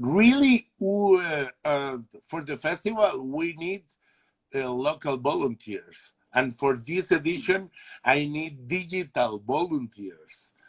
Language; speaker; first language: English; non-native, learner; Spanish